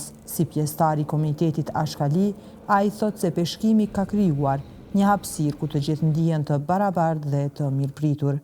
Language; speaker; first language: Albanian; native; Albanian